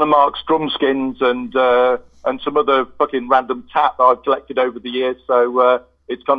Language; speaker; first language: English; native; English